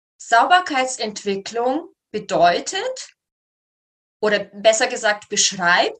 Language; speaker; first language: German; native; German